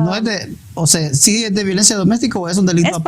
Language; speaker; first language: Spanish; native; Spanish